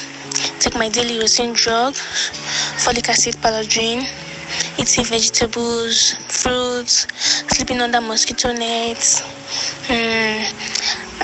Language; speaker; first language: English; non-native, local second language; Yoruba